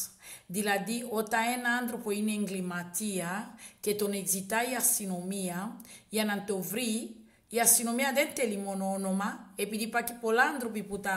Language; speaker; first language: Greek; non-native, learner; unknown